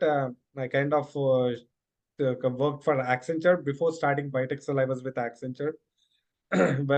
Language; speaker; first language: English; non-native, local second language; Telugu